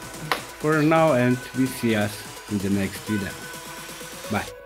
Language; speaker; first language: English; non-native, learner; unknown